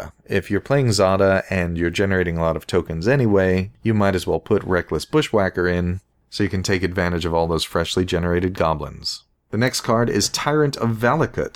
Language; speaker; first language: English; native; English